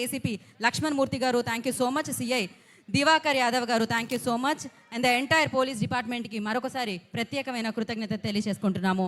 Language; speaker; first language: Telugu; native; Telugu